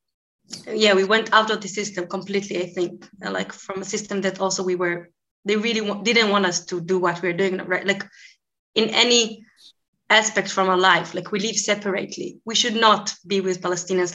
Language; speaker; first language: English; non-native, fluent; Hebrew